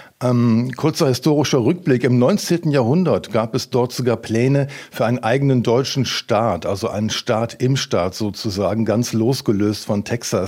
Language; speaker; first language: German; native; German